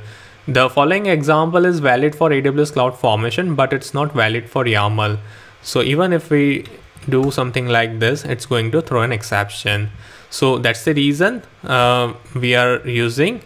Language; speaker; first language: English; non-native, local second language; Hindi